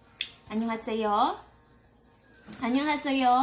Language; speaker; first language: Korean; non-native, learner; Cebuano